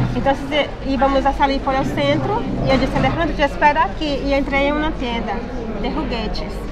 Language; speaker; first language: Spanish; non-native, fluent; Portuguese